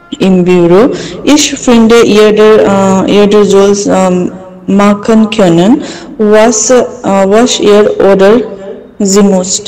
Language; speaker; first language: German; non-native, learner; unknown